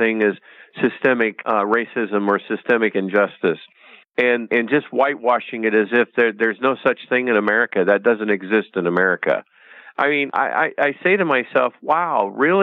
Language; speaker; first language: English; native; English